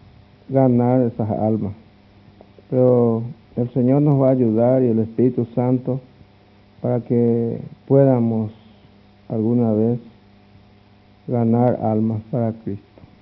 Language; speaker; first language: Spanish; non-native, local second language; Guarani